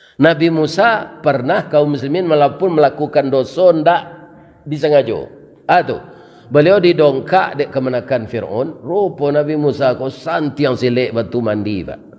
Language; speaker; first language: Malay; non-native, local second language; Minangkabau